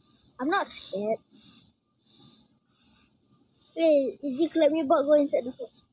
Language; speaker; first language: English; non-native, local second language; Malay